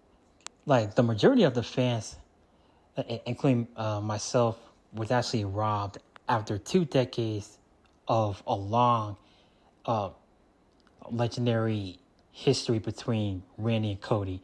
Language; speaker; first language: English; native; English